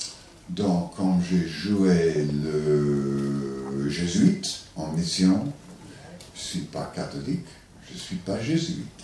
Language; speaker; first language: French; non-native, learner; English